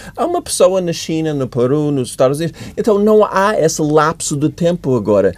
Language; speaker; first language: Portuguese; non-native, fluent; English